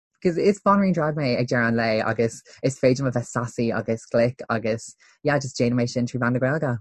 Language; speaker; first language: Irish; native; Irish